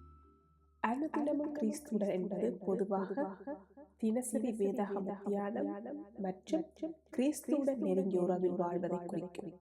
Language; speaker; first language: Tamil; native; Tamil